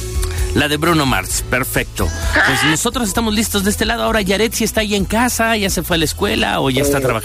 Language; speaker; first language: Spanish; native; Spanish